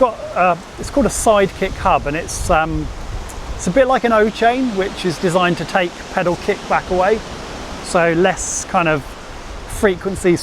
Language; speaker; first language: English; native; English